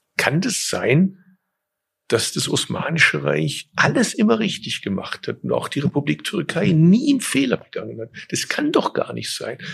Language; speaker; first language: German; early bilingual, other home language; Turkish